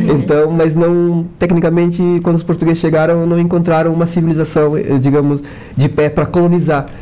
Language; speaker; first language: Portuguese; non-native, local second language; Kabuverdianu